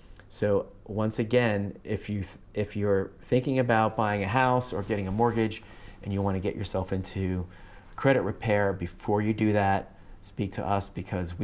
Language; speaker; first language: English; native; English